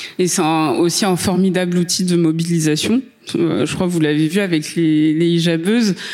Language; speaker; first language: French; native; French